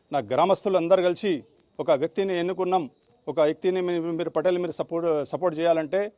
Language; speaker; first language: Telugu; native; Telugu